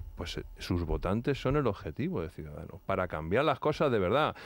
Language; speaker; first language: Spanish; native; Spanish